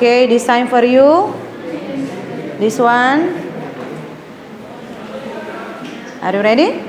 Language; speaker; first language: English; non-native, fluent; Indonesian